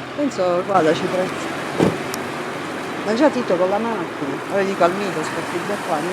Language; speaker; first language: Italian; native; Italian